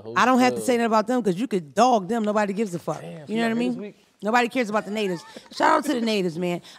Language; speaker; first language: English; native; English